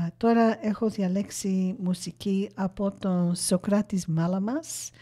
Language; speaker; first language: Greek; early bilingual, heritage; English